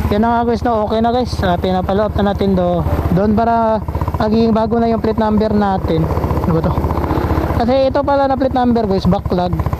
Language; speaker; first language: Filipino; non-native, local second language; Cebuano